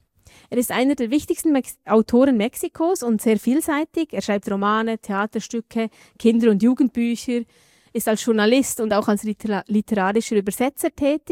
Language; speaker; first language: German; native; German